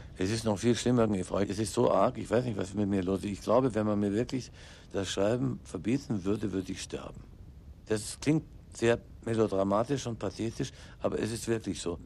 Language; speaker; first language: German; non-native, local second language; English